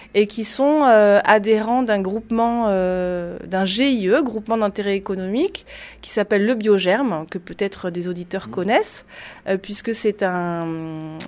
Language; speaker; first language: French; native; French